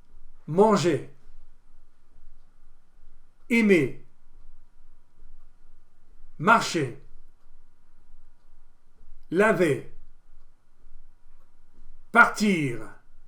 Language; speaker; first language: French; non-native, fluent; English